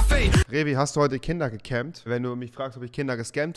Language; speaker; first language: German; native; German